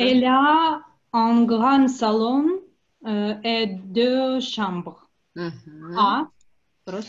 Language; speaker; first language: French; non-native, learner; Russian